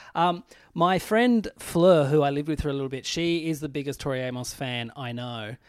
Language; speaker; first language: English; native; English